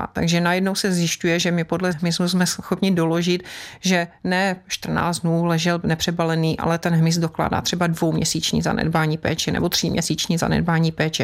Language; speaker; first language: Czech; native; Czech